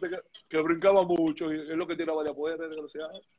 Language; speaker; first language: Spanish; native; Spanish